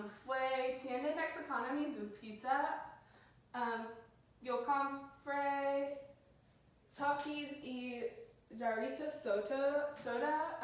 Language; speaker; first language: Spanish; non-native, learner; English